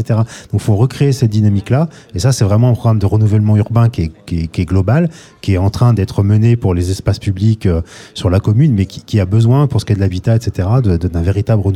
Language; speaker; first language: French; native; French